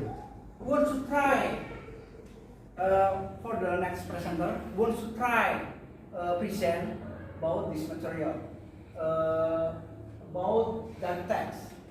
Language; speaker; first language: English; non-native, learner; Indonesian